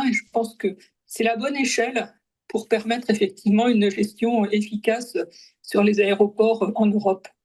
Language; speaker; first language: French; native; French